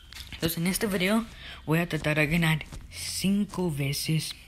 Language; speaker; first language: Spanish; early bilingual, heritage; Spanish